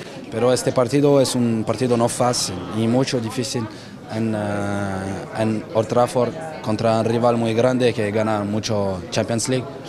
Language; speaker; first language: Spanish; non-native, learner; French